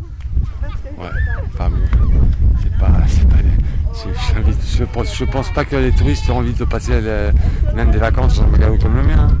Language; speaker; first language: French; native; French